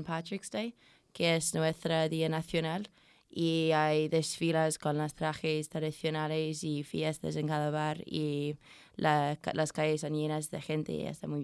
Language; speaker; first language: Spanish; non-native, learner; English